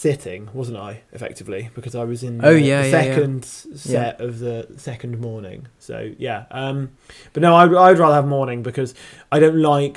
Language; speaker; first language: English; native; English